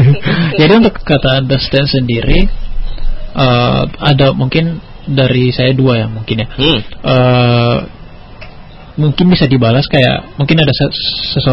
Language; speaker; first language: English; non-native, learner; Indonesian